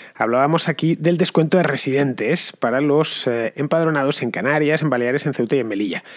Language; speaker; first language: Spanish; native; Spanish